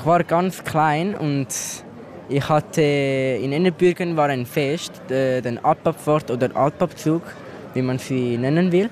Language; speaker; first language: German; early bilingual, other home language; Italian